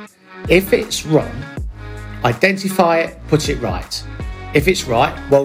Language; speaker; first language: English; native; English